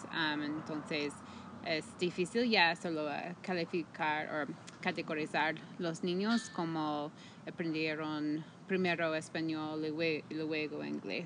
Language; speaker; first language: Spanish; non-native, fluent; English